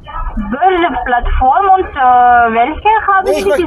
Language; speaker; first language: German; non-native, learner; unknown